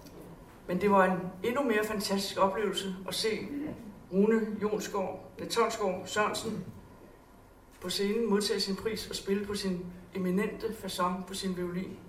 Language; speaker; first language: Danish; native; Danish